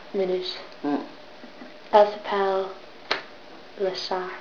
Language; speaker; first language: French; non-native, learner; English